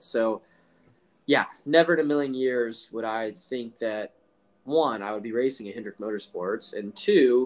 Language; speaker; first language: English; native; English